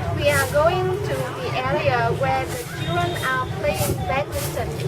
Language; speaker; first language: English; non-native, learner; Vietnamese